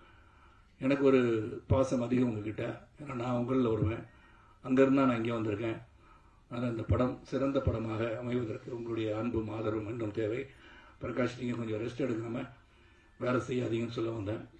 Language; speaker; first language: Tamil; native; Tamil